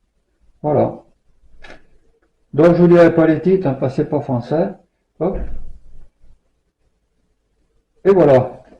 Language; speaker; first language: French; native; French